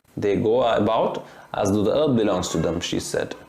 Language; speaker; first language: English; non-native, local second language; Malayalam